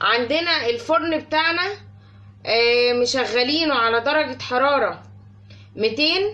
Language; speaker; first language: Arabic; native; Arabic